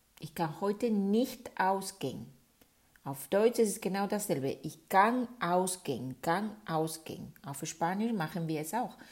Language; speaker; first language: German; non-native, fluent; Spanish